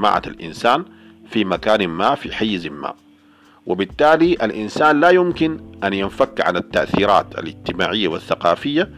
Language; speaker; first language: Arabic; native; Arabic